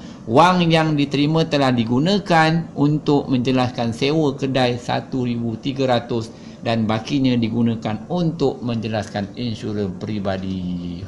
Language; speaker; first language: Malay; native; Malay